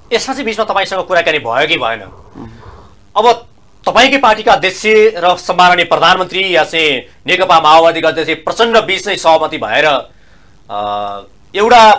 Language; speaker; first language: Nepali; native; Nepali